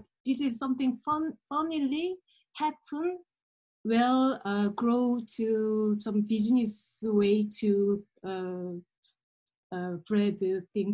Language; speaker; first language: English; non-native, learner; Korean